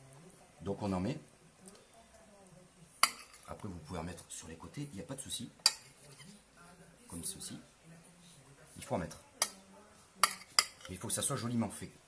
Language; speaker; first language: French; native; French